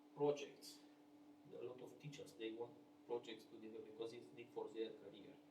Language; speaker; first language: English; non-native, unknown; Romanian